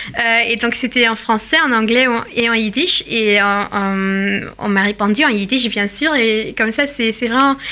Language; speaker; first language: French; non-native, fluent; Irish